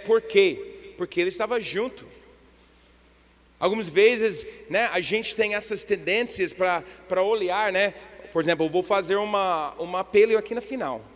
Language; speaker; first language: Portuguese; non-native, learner; English